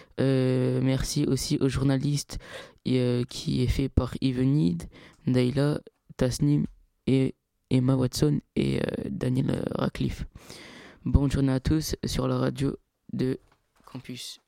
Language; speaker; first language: French; native; French